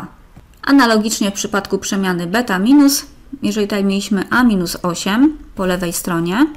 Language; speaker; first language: Polish; native; Polish